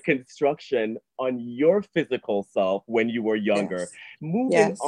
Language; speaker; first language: English; native; English